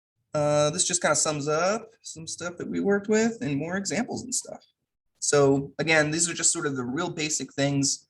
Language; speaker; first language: English; native; English